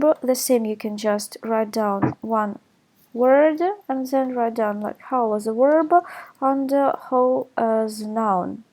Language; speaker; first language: English; non-native, fluent; Russian